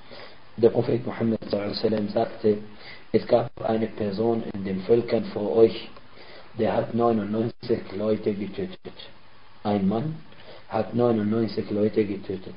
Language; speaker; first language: German; non-native, fluent; Arabic